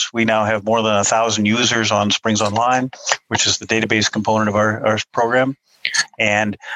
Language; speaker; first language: English; native; English